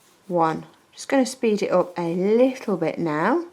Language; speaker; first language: English; native; English